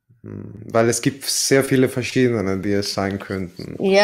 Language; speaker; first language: German; non-native, fluent; Italian